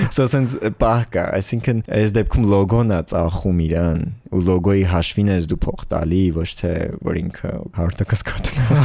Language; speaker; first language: Armenian; native; Armenian